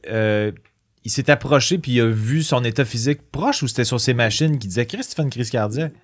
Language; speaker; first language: French; native; French